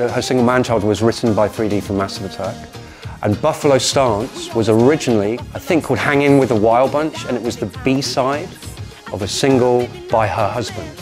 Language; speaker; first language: English; native; English